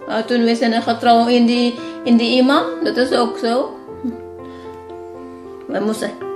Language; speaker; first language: Dutch; non-native, learner; Indonesian